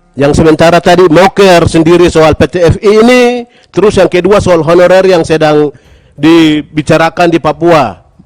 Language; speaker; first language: Indonesian; non-native, local second language; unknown